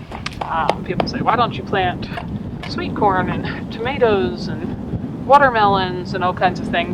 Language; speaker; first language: English; native; English